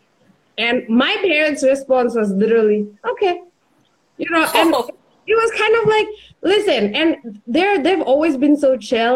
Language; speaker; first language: English; non-native, local second language; Bangla